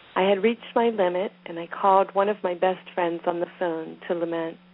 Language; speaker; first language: English; native; English